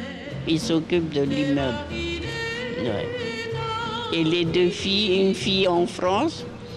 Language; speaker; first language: French; non-native, local second language; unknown